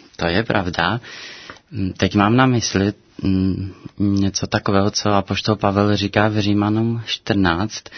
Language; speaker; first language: Czech; non-native, fluent; Romanian